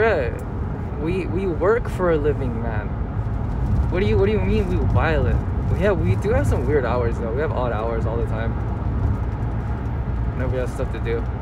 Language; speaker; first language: English; early bilingual, other home language; Korean